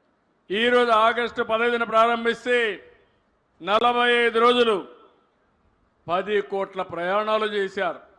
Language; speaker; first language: Telugu; native; Telugu